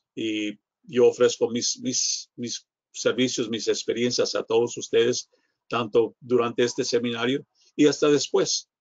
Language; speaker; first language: Spanish; non-native, fluent; English